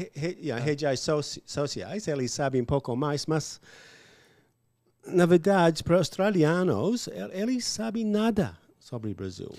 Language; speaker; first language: Portuguese; non-native, learner; English